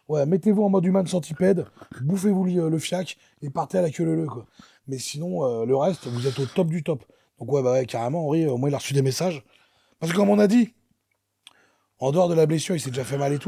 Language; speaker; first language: French; native; French